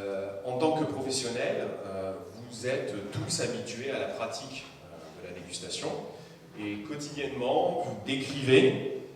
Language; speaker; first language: French; native; French